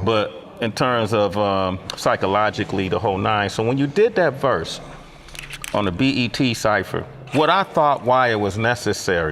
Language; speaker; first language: English; native; English